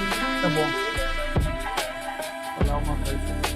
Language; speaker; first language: Portuguese; non-native, learner; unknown